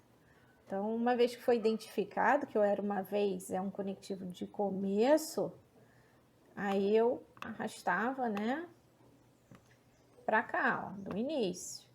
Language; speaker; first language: Portuguese; native; Portuguese